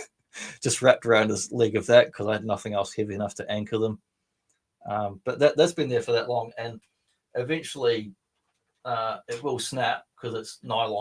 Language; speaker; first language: English; native; English